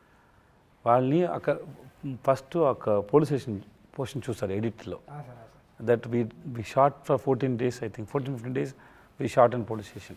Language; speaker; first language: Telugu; non-native, learner; Tamil